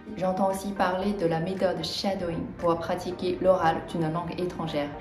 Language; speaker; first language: French; non-native, fluent; Chinese